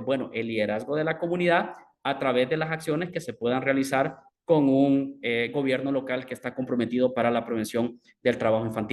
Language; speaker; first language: Spanish; native; Spanish